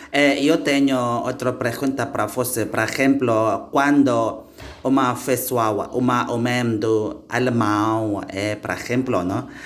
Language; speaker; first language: Portuguese; non-native, learner; Indonesian